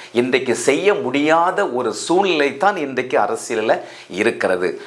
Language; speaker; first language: Tamil; native; Tamil